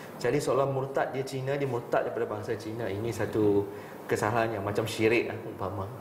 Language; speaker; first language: Malay; non-native, local second language; Chinese